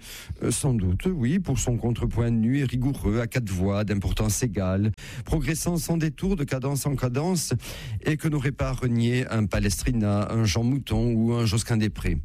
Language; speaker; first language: French; native; French